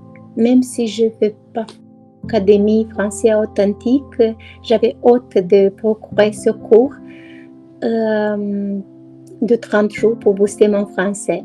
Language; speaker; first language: French; non-native, learner; Romanian